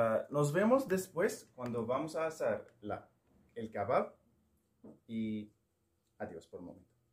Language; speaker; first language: Spanish; non-native, learner; Arabic